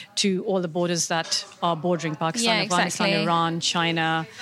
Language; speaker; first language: English; non-native, local second language; Urdu